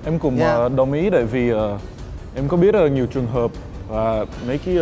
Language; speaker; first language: Vietnamese; non-native, fluent; English